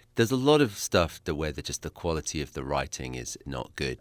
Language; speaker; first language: English; native; English